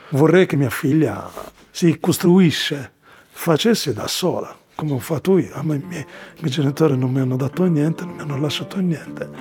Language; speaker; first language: Italian; non-native, fluent; Arabic